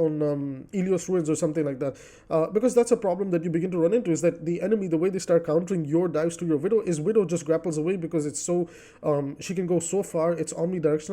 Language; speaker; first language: English; native; English